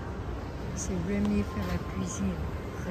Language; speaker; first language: French; non-native, learner; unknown